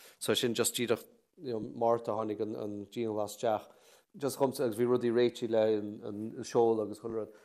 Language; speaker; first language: Irish; native; Irish